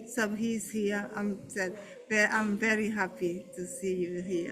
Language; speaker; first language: English; non-native, learner; Portuguese